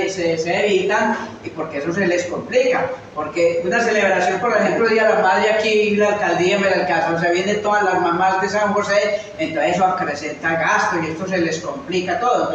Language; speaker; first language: Spanish; native; Spanish